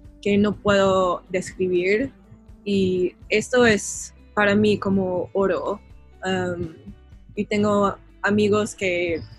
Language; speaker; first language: Spanish; non-native, learner; English